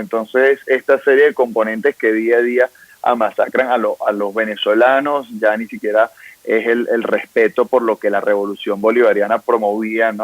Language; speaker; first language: Spanish; native; Spanish